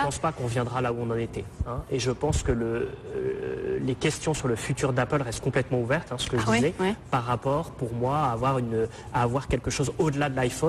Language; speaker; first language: French; native; French